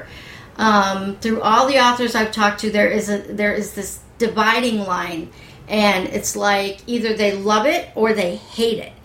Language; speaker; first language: English; native; English